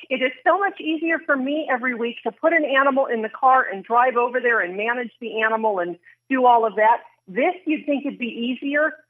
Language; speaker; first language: English; native; English